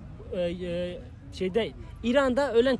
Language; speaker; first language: Turkish; native; Turkish